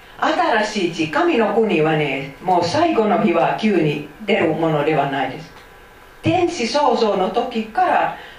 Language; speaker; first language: Japanese; non-native, fluent; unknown